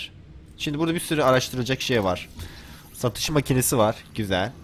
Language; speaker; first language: Turkish; native; Turkish